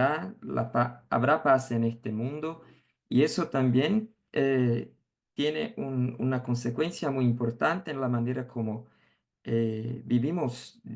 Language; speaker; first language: Spanish; non-native, fluent; Portuguese